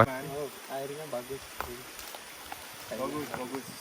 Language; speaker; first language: Indonesian; non-native, learner; Telugu